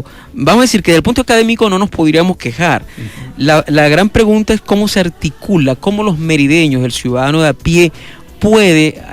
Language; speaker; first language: Spanish; native; Spanish